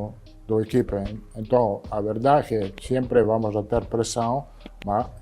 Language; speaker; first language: Portuguese; non-native, learner; Italian